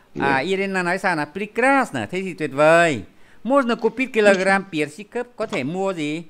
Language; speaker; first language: Vietnamese; native; Vietnamese